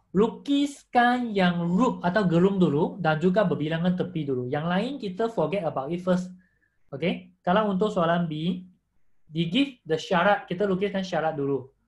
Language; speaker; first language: Malay; non-native, local second language; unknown